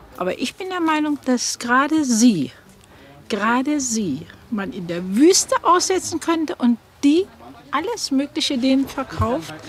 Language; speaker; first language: German; native; German